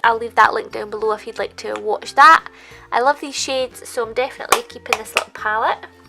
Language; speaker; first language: English; native; English